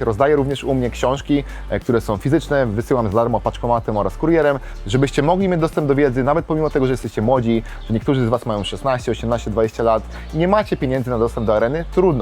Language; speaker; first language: Polish; native; Polish